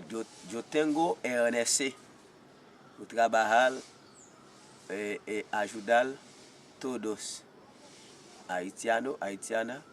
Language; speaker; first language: Spanish; non-native, learner; Haitian Creole